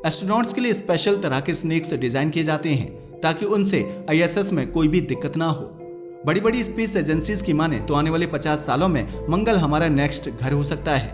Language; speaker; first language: Hindi; native; Hindi